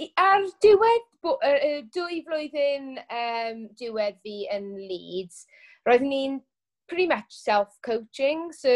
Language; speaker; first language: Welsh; non-native, local second language; English